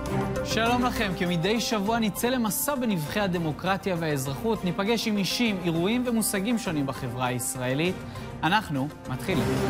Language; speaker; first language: Hebrew; native; Hebrew